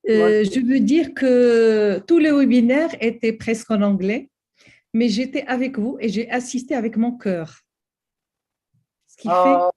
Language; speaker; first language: French; non-native, local second language; Arabic